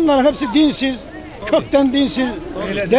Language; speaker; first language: Turkish; native; Turkish